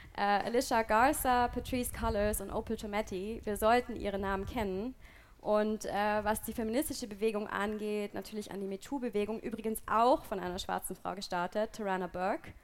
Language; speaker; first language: German; native; German